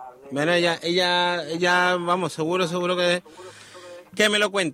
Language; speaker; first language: Spanish; native; Spanish